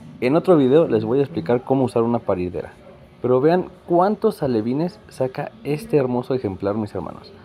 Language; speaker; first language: Spanish; native; Spanish